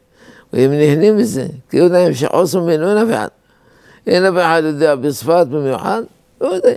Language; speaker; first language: Hebrew; non-native, fluent; Arabic